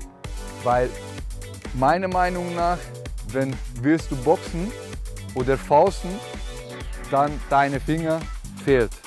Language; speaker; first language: German; non-native, learner; Hungarian